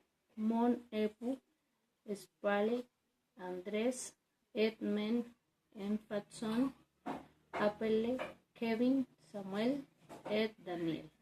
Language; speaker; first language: French; non-native, learner; Spanish